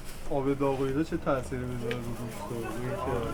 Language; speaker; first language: Persian; native; Persian